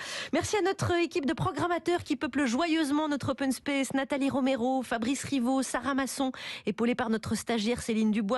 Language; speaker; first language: French; native; French